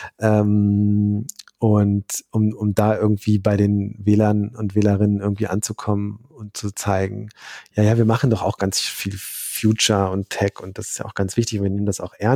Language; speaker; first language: German; native; German